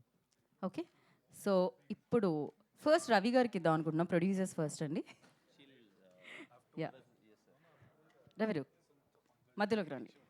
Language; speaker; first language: Telugu; native; Telugu